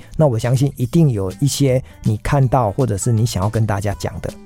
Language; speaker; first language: Chinese; native; Chinese